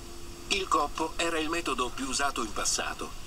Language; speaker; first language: Italian; native; Italian